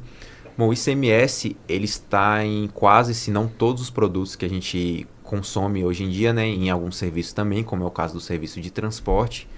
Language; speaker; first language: Portuguese; native; Portuguese